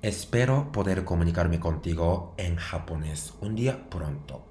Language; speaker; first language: Spanish; non-native, fluent; Japanese